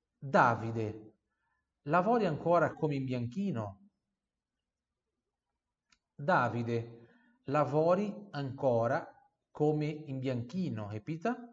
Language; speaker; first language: Italian; non-native, fluent; Portuguese